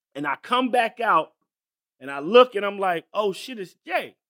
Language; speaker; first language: English; native; English